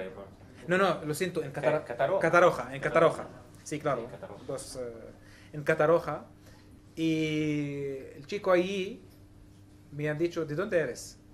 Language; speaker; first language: Spanish; non-native, learner; Arabic